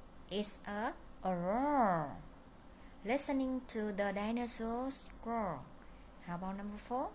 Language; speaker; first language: English; non-native, fluent; Vietnamese